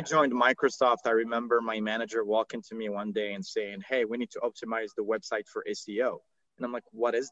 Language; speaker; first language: English; non-native, fluent; Arabic